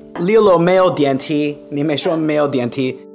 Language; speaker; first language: Chinese; non-native, fluent; English